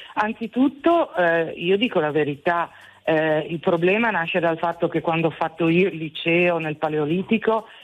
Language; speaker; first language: Italian; native; Italian